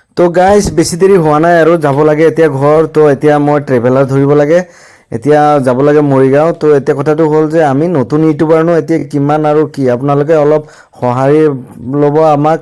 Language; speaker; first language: Assamese; native; Assamese